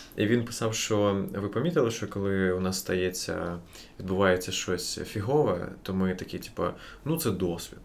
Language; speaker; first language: Ukrainian; non-native, local second language; Russian